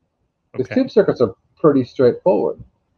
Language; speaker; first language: English; native; English